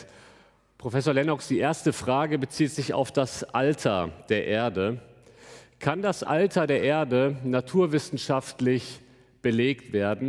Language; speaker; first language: German; native; German